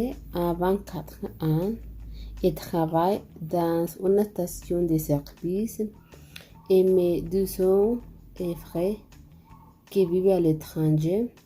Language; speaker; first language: French; non-native, learner; Spanish